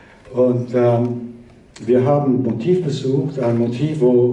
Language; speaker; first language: German; early bilingual, heritage; Italian